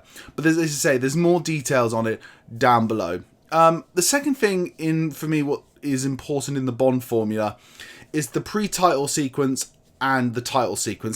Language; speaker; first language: English; native; English